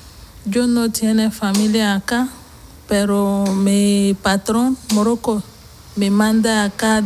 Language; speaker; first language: Spanish; non-native, learner; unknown